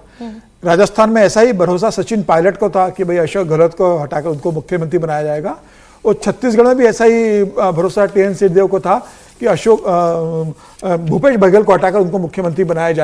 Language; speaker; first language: Hindi; native; Hindi